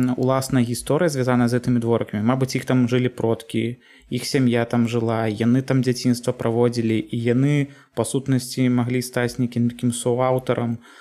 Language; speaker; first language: Belarusian; native; Belarusian